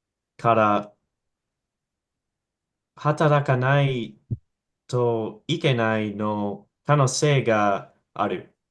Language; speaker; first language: Japanese; non-native, learner; English